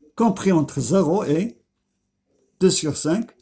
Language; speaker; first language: French; non-native, local second language; Arabic